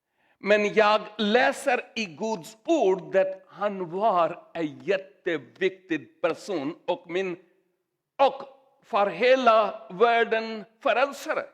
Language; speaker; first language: Swedish; non-native, learner; Urdu